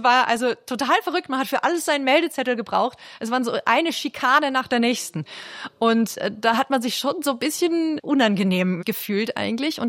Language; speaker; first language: German; native; German